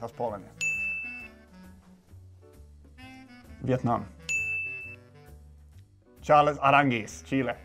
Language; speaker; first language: German; non-native, fluent; Finnish